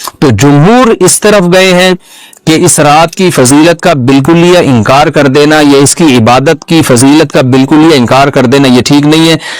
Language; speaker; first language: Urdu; non-native, local second language; Pashto